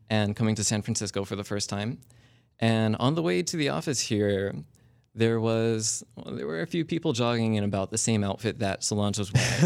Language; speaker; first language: English; native; English